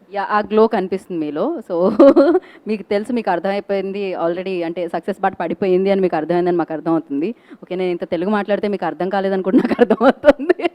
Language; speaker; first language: Telugu; native; Telugu